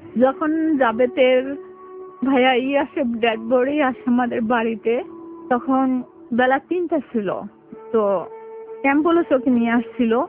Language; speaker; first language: Bangla; early bilingual, heritage; Bangla